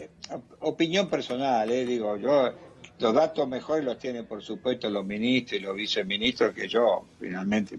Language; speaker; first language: Spanish; native; Spanish